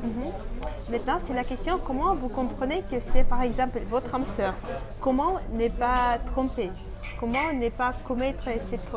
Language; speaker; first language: French; non-native, fluent; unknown